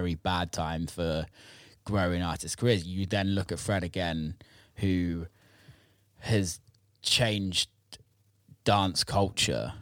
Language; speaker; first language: English; native; English